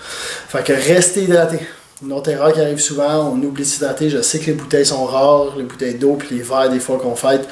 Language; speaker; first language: French; native; French